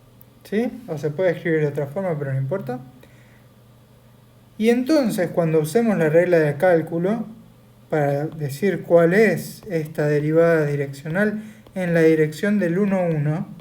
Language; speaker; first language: Spanish; native; Spanish